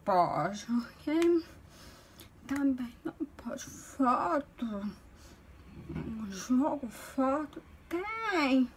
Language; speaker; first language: Portuguese; non-native, local second language; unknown